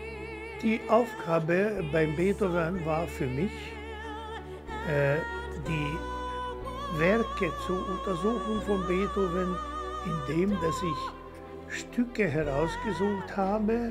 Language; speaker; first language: German; non-native, fluent; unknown